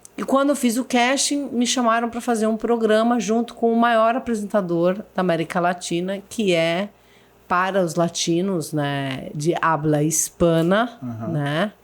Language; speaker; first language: Portuguese; early bilingual, other home language; Spanish